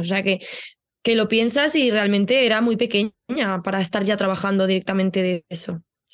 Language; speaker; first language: Spanish; native; Spanish